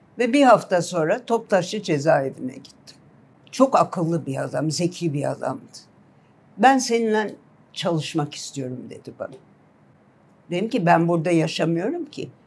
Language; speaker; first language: Turkish; native; Turkish